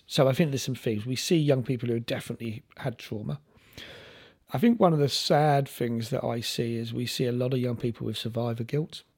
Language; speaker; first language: English; native; English